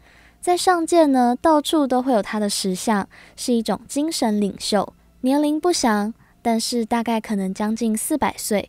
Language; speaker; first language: Chinese; native; Chinese